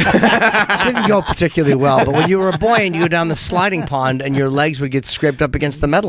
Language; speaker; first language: English; native; English